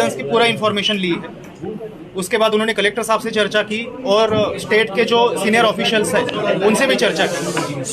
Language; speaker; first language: Hindi; non-native, local second language; Marathi